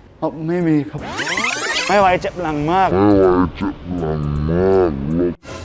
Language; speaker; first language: Thai; non-native, learner; Korean